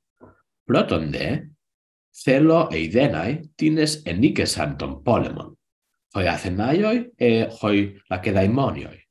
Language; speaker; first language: Greek; non-native, learner; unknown